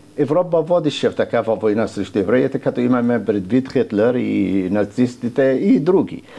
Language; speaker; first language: Bulgarian; non-native, fluent; Arabic